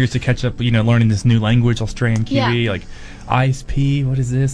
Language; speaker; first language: English; native; English